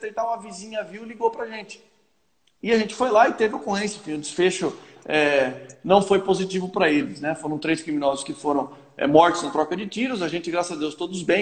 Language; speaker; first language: Portuguese; native; Portuguese